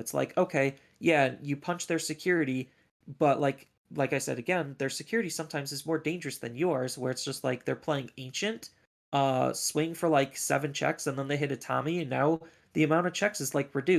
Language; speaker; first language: English; native; English